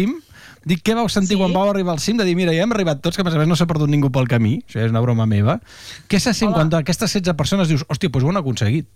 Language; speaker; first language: Catalan; native; Catalan